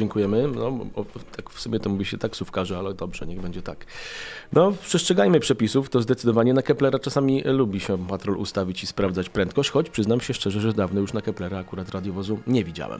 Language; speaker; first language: Polish; native; Polish